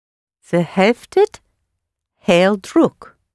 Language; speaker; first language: Dutch; non-native, learner; English